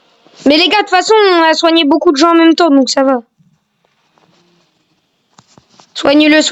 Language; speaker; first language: French; native; French